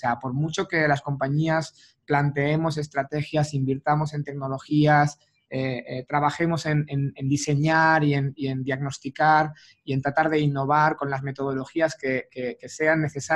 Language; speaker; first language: Spanish; native; Spanish